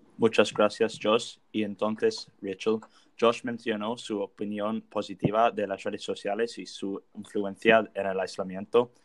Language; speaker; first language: Spanish; non-native, learner; English